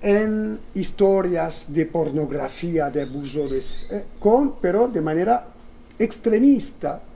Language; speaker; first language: Spanish; non-native, fluent; German